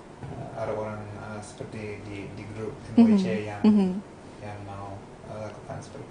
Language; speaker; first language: Indonesian; non-native, fluent; English